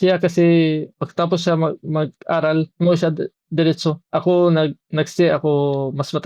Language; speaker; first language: Filipino; non-native, fluent; Arabic